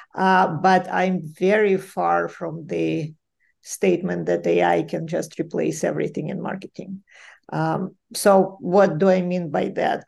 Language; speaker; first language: English; non-native, fluent; Ukrainian